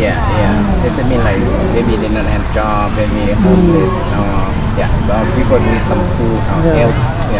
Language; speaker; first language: English; non-native, learner; Thai